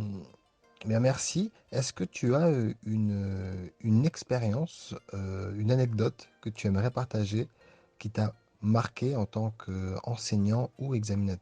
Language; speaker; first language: French; native; French